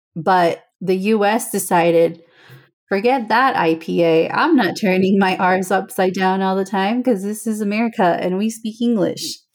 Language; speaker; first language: English; non-native, fluent; Spanish